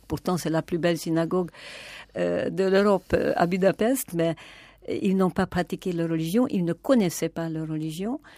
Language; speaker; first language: French; non-native, fluent; Hungarian